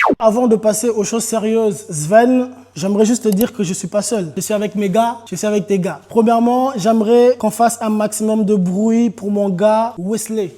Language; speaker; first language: French; native; French